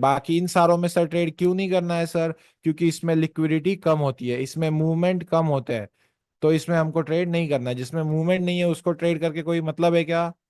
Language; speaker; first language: Hindi; non-native, local second language; Marathi